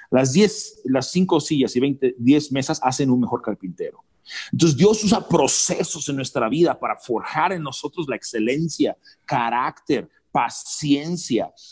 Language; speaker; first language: Spanish; early bilingual, other home language; English